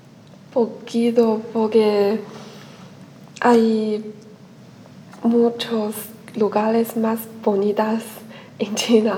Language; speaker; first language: Spanish; non-native, learner; Chinese